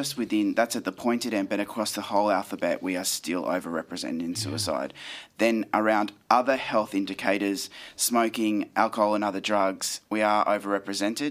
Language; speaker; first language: English; native; English